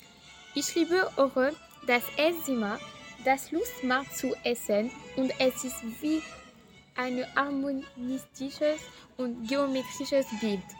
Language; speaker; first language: German; non-native, learner; French